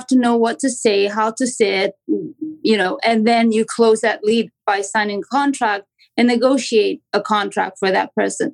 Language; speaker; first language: English; non-native, fluent; Romanian